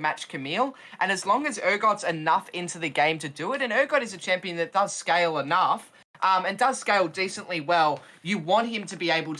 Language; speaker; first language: English; native; English